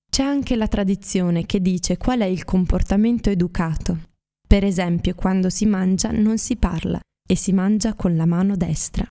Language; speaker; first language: Italian; native; Italian